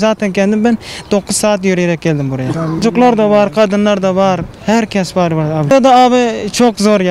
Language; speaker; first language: Turkish; non-native, fluent; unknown